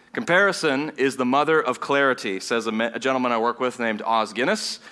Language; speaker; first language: English; non-native, fluent; German